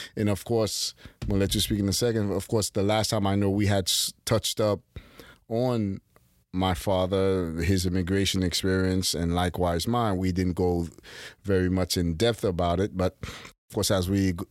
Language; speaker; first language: English; early bilingual, other home language; Haitian Creole